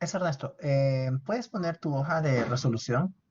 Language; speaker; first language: Spanish; native; Spanish